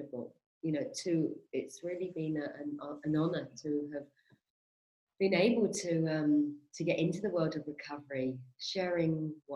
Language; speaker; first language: English; native; English